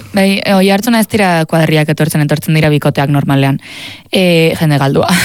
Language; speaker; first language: Basque; native; Basque